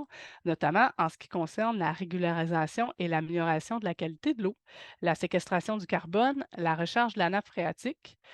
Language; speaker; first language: French; native; French